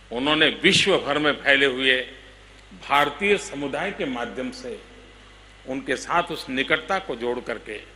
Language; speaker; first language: Hindi; non-native, local second language; Gujarati